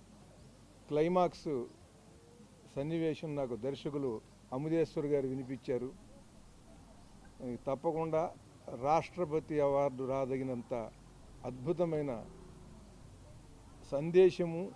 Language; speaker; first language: Telugu; native; Telugu